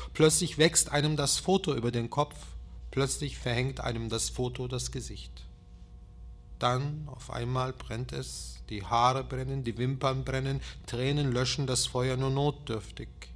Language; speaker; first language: German; early bilingual, other home language; Turkish